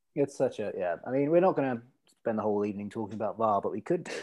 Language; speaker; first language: English; early bilingual, other home language; Norwegian